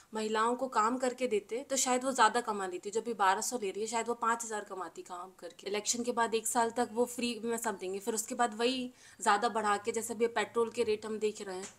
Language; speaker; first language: Hindi; native; Hindi